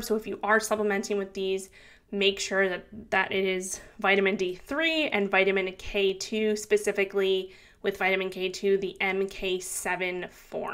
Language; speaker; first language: English; native; English